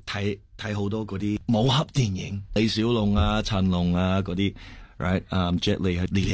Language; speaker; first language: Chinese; early bilingual, heritage; Cantonese